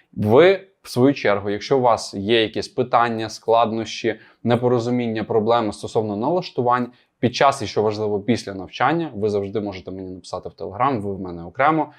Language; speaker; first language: Ukrainian; non-native, local second language; Russian